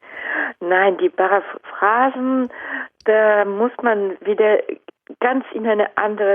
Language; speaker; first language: German; non-native, fluent; Japanese